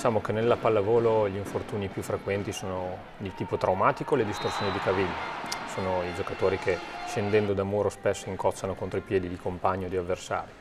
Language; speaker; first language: Italian; native; Italian